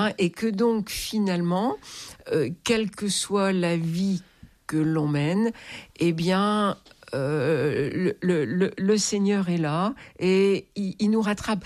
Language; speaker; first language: French; native; French